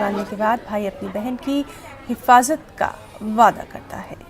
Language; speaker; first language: Hindi; native; Hindi